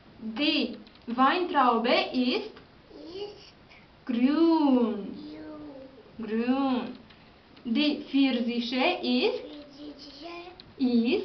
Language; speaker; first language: German; non-native, learner; Romanian